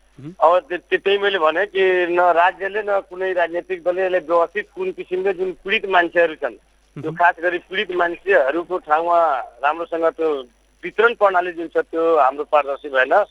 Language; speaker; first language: Nepali; non-native, local second language; Bhojpuri